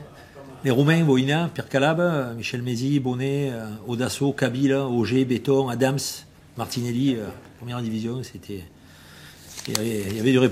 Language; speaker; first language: French; native; French